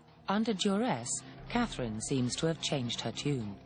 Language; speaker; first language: English; native; English